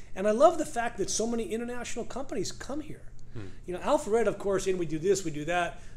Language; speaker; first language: English; native; English